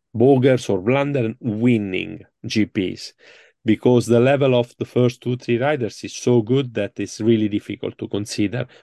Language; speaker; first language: English; non-native, fluent; Italian